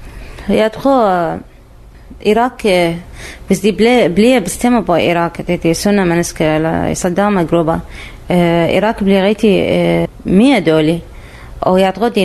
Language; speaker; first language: Danish; non-native, learner; Arabic